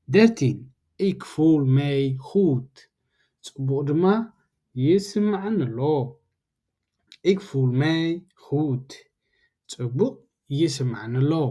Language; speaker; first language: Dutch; non-native, learner; Tigrinya